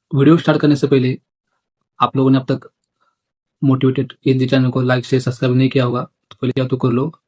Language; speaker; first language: Hindi; non-native, local second language; Marathi